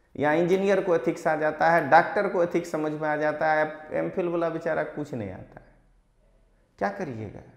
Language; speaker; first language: Hindi; non-native, local second language; Gujarati